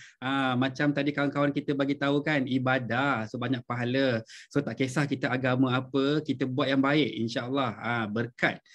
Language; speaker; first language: Malay; native; Malay